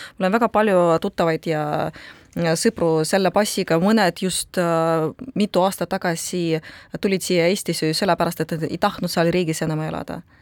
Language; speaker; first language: Estonian; non-native, local second language; Russian